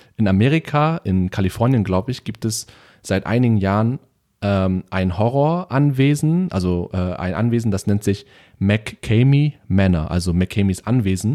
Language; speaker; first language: German; early bilingual, other home language; Vietnamese